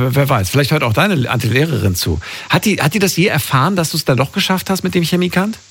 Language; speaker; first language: German; native; German